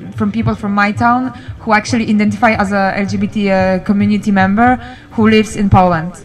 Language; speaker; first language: English; non-native, learner; Polish